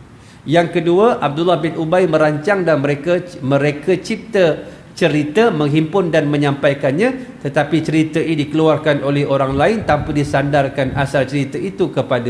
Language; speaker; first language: Malay; native; Malay